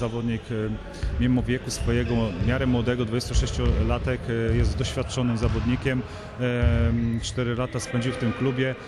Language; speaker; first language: Polish; native; Polish